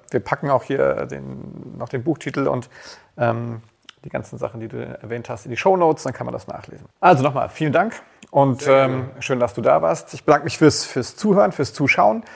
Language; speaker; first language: German; native; German